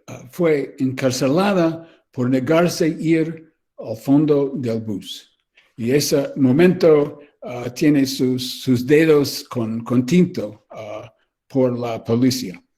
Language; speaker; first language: Spanish; non-native, learner; English